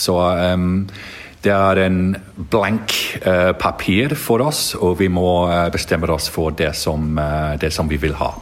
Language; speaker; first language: Norwegian; non-native, learner; English